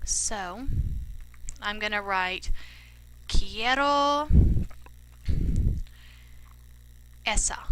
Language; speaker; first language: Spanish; non-native, fluent; English